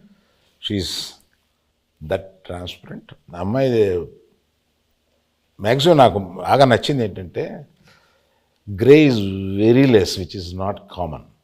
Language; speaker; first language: Telugu; native; Telugu